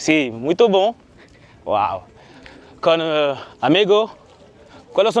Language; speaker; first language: Portuguese; non-native, learner; French